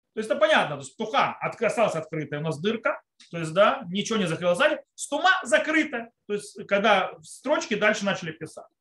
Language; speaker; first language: Russian; early bilingual, heritage; Russian